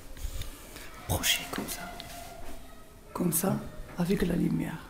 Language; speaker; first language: French; non-native, local second language; Arabic